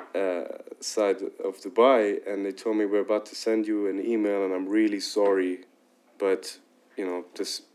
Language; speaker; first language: English; non-native, fluent; Arabic